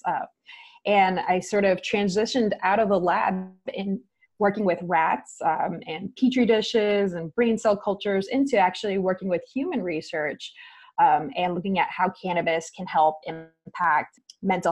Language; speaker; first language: English; native; English